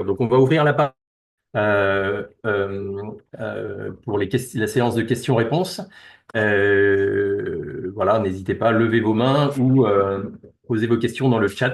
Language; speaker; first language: French; native; French